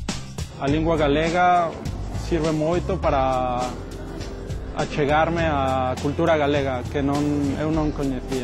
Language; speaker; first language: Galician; non-native, learner; Spanish